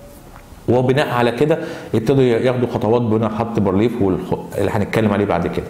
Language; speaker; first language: Arabic; native; Arabic